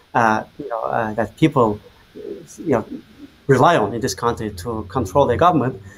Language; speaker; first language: English; non-native, fluent; Azerbaijani